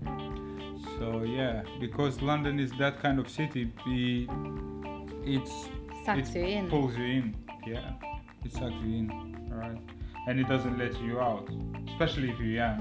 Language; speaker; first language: English; non-native, fluent; Lithuanian